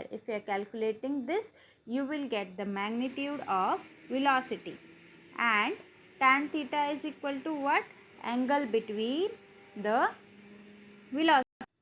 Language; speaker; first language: English; non-native, local second language; Marathi